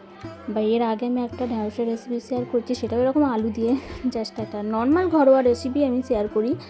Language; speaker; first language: Bangla; native; Bangla